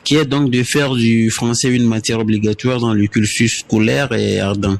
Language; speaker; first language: French; non-native, fluent; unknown